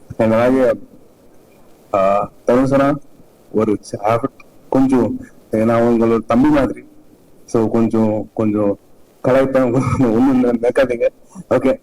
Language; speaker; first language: Tamil; non-native, local second language; Telugu